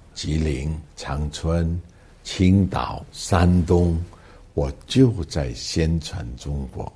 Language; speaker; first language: Chinese; early bilingual, heritage; Hakka Chinese